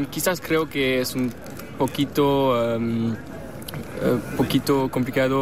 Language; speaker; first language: Spanish; non-native, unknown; French